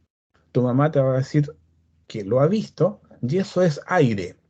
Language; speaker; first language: Spanish; native; Spanish